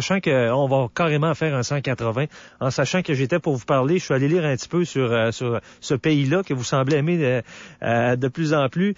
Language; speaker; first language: French; native; French